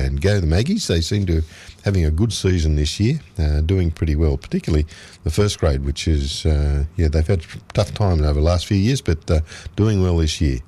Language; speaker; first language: English; native; English